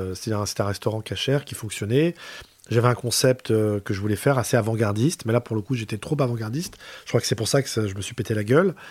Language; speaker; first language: French; native; French